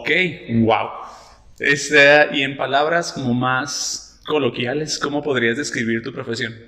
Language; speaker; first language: Spanish; native; Spanish